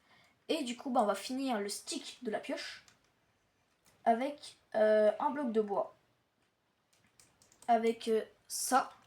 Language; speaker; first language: French; native; French